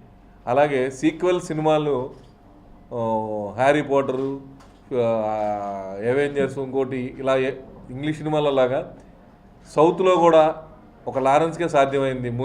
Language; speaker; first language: Telugu; native; Telugu